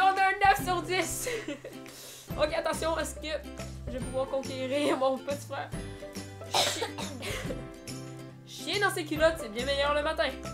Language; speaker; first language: French; native; French